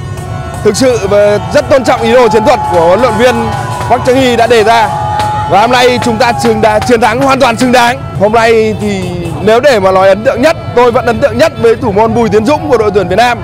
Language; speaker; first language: Vietnamese; native; Vietnamese